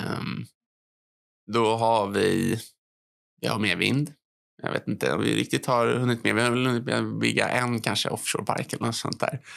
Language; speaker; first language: Swedish; native; Swedish